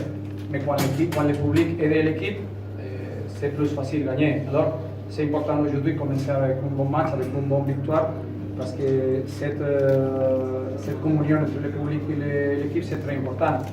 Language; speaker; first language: French; non-native, fluent; Spanish